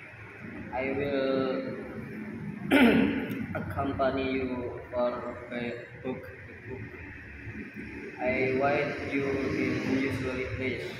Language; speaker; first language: English; non-native, learner; Indonesian